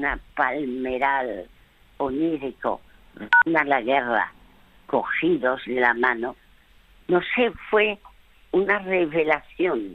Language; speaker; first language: Spanish; early bilingual, other home language; French